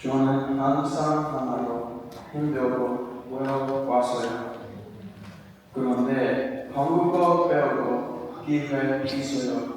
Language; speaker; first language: Korean; non-native, learner; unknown